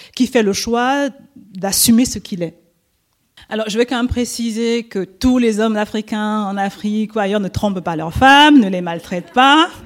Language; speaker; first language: French; native; French